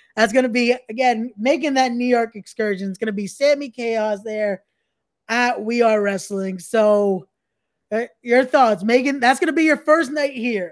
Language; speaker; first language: English; early bilingual, other home language; Spanish